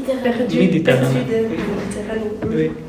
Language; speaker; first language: French; non-native, learner; Persian